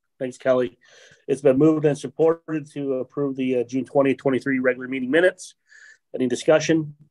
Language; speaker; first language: English; native; English